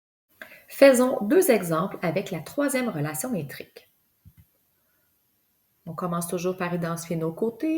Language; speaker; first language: French; native; French